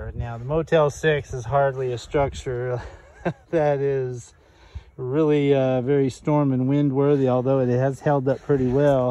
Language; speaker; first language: English; native; English